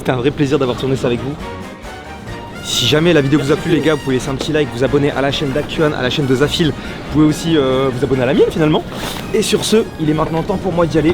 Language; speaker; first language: French; native; French